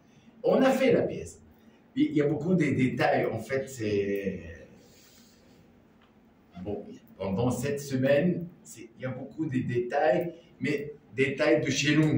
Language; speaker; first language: French; non-native, learner; Arabic